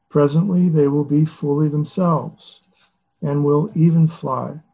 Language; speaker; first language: English; native; English